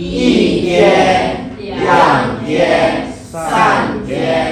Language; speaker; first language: Chinese; non-native, learner; Indonesian